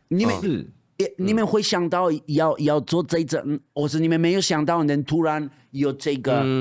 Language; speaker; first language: Chinese; non-native, fluent; Spanish